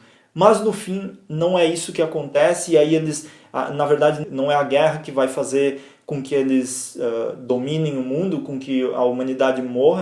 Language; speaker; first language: Portuguese; native; Portuguese